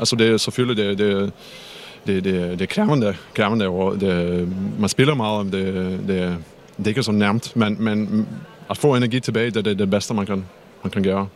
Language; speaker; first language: Danish; non-native, fluent; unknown